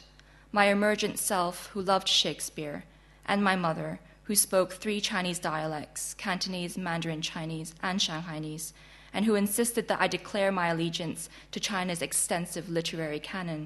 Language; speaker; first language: English; non-native, local second language; Chinese